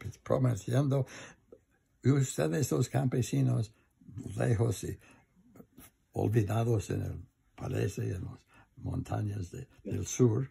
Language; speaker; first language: Spanish; non-native, learner; English